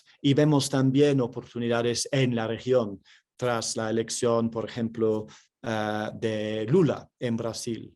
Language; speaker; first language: Spanish; non-native, fluent; English